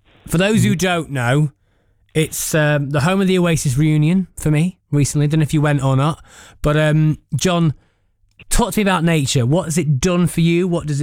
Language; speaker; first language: English; native; English